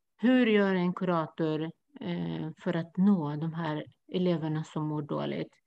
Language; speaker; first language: Swedish; non-native, fluent; Kurdish